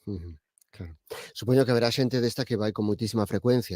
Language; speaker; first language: Spanish; native; Spanish